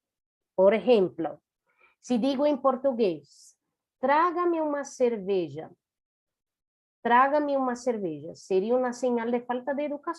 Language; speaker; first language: Spanish; non-native, fluent; Portuguese